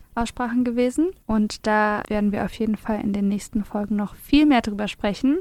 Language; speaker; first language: German; native; German